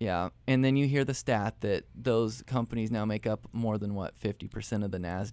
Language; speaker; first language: English; native; English